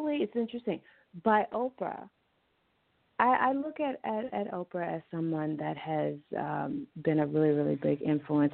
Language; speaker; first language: English; native; English